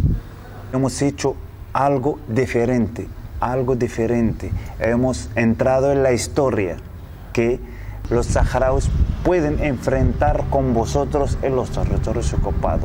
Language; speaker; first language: Spanish; non-native, fluent; Arabic